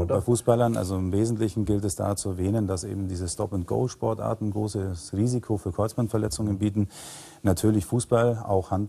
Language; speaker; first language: German; native; German